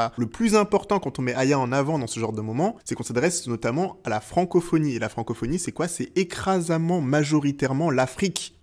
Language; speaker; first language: French; native; French